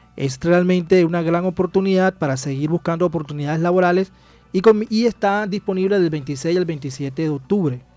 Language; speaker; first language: Spanish; native; Spanish